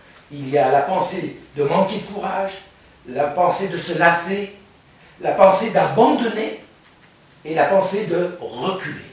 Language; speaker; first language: French; native; French